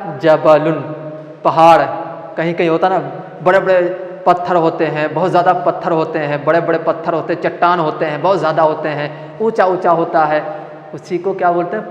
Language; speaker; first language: Urdu; non-native, local second language; Malayalam